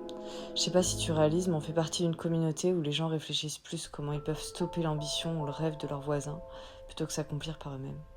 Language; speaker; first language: French; native; French